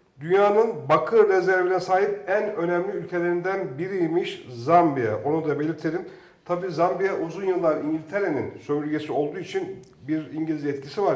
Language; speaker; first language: Turkish; native; Turkish